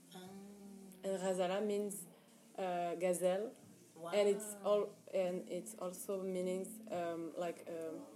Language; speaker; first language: English; non-native, fluent; Arabic